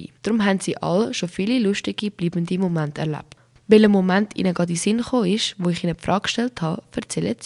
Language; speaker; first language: German; native; German